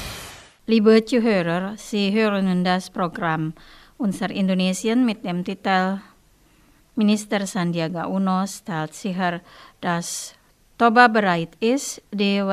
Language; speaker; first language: German; non-native, fluent; Indonesian